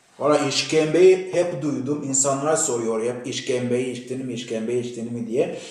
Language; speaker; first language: Turkish; non-native, fluent; Kinyarwanda